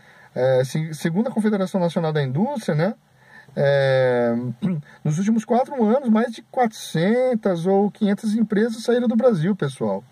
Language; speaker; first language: Portuguese; native; Portuguese